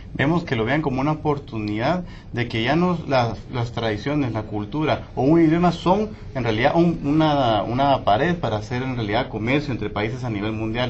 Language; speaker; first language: Spanish; native; Spanish